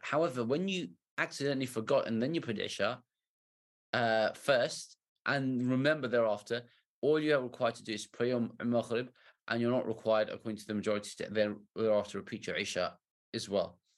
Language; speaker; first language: English; native; English